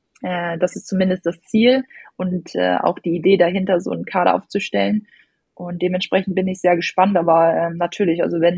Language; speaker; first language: German; native; German